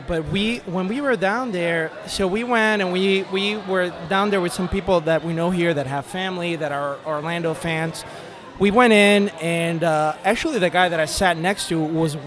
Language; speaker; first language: English; non-native, fluent; Spanish